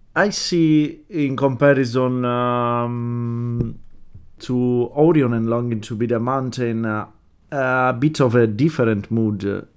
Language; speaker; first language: English; non-native, fluent; Italian